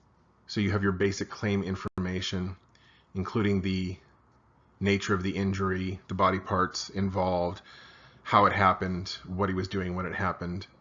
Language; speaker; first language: English; native; English